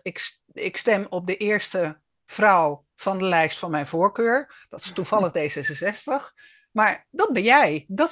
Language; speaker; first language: Dutch; native; Dutch